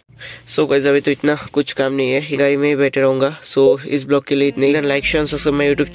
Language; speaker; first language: Hindi; non-native, local second language; Bangla